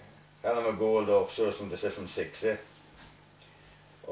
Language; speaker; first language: Swedish; non-native, learner; English